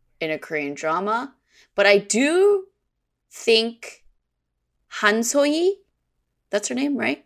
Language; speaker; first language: English; early bilingual, other home language; Korean